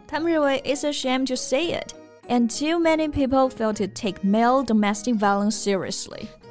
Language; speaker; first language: English; non-native, fluent; Chinese